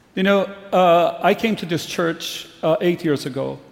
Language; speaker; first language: English; non-native, fluent; Portuguese